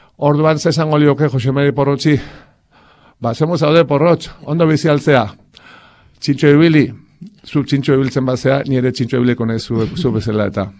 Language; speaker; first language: Basque; native; Basque